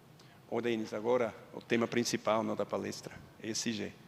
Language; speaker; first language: Portuguese; non-native, fluent; Swiss German